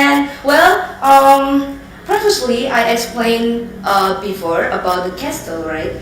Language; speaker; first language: English; non-native, learner; Indonesian